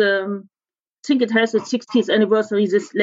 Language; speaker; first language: English; non-native, fluent; German